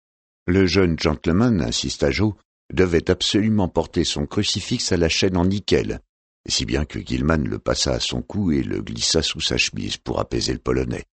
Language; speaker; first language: French; native; French